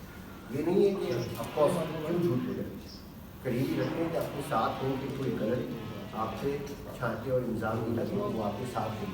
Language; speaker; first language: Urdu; non-native, local second language; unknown